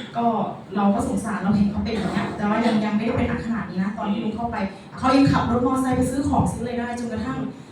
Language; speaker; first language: Thai; native; Thai